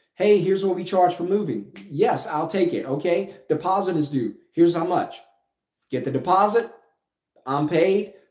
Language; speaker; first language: English; native; English